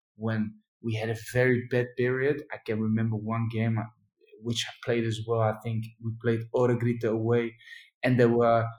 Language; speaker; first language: Swedish; non-native, learner; Dutch